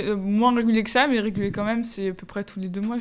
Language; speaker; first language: French; native; French